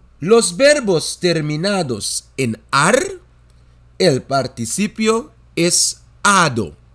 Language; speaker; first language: Spanish; non-native, fluent; Dutch